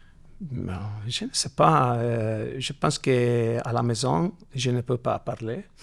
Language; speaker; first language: French; non-native, learner; Italian